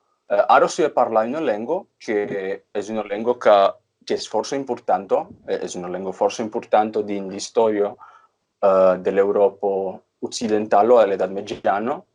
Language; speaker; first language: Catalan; non-native, fluent; Portuguese